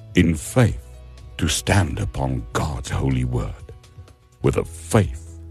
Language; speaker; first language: English; non-native, local second language; Afrikaans